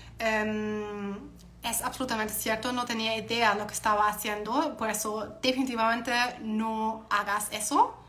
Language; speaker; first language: Spanish; non-native, fluent; German